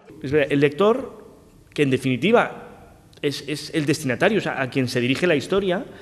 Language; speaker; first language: Spanish; native; Spanish